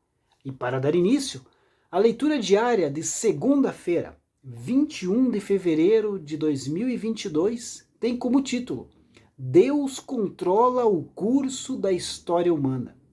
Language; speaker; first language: Portuguese; native; Portuguese